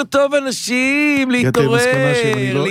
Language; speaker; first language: Hebrew; native; Hebrew